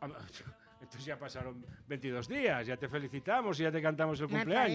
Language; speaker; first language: Spanish; native; Spanish